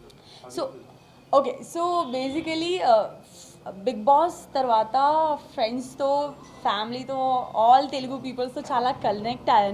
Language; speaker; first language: Telugu; non-native, local second language; Gujarati